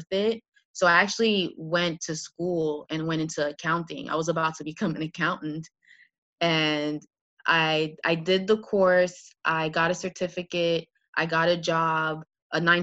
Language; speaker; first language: English; native; English